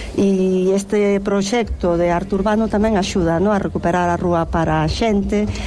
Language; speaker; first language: Galician; native; Galician